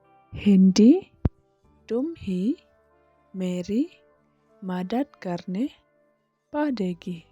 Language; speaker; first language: Hindi; non-native, local second language; Khasi